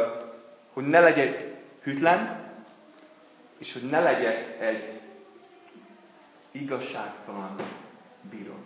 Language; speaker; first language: Hungarian; non-native, fluent; English